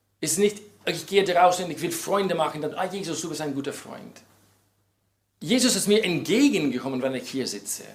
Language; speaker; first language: German; non-native, fluent; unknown